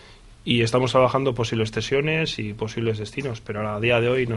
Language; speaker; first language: Spanish; native; Spanish